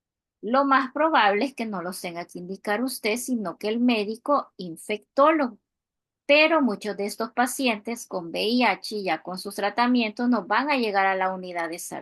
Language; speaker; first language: Spanish; native; Spanish